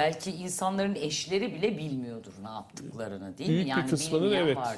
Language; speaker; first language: Turkish; native; Turkish